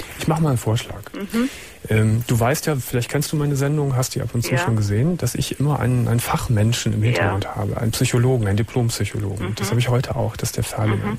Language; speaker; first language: German; native; German